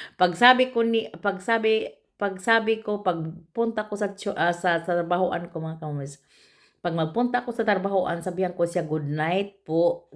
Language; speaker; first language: Filipino; non-native, local second language; Cebuano